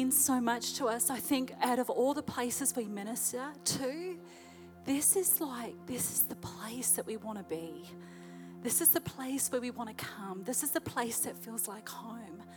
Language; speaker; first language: English; native; English